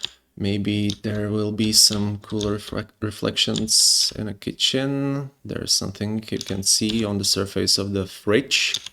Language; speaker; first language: English; non-native, fluent; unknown